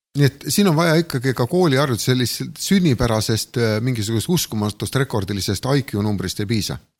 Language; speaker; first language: Estonian; native; Estonian